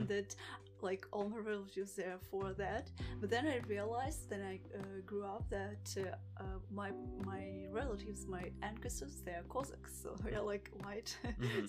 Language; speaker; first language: English; non-native, fluent; Russian